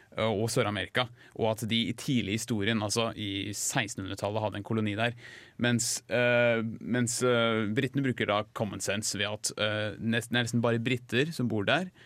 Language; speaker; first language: Norwegian; native; Norwegian